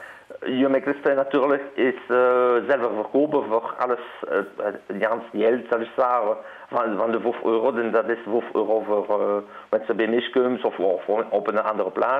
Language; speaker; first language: German; non-native, learner; Dutch